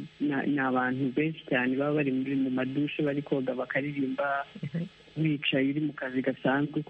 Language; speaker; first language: Kinyarwanda; native; Kinyarwanda